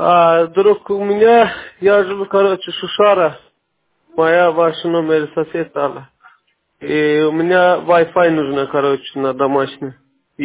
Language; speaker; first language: Russian; non-native, learner; Azerbaijani